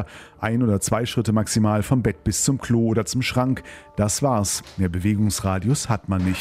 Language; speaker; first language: German; native; German